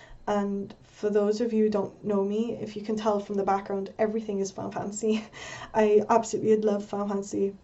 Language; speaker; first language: English; native; English